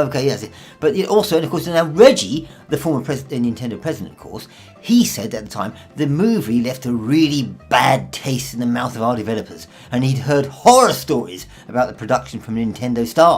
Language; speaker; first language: English; native; English